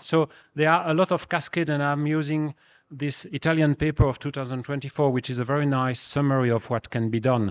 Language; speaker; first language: English; non-native, fluent; French